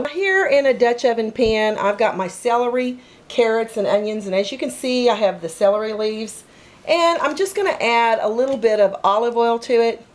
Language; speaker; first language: English; native; English